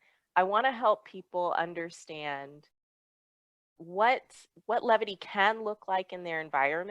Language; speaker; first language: English; native; English